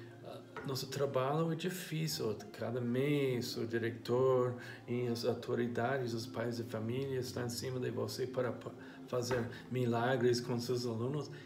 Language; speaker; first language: Portuguese; non-native, fluent; English